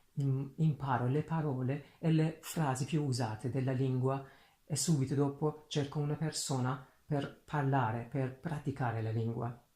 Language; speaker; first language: Italian; non-native, fluent; Persian